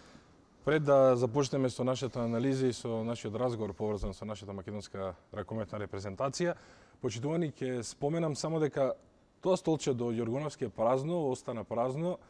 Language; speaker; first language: Macedonian; native; Macedonian